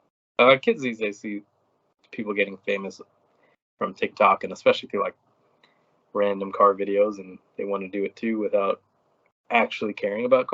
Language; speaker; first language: English; native; English